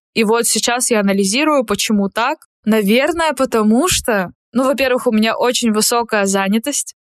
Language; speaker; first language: Russian; native; Russian